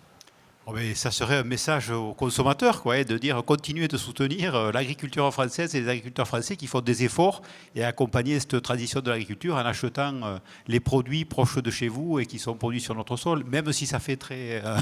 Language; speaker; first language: French; native; French